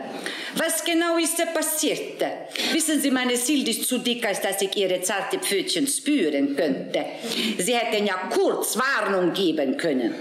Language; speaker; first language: German; native; German